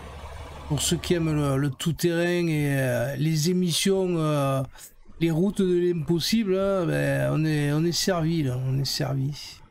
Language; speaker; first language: French; native; French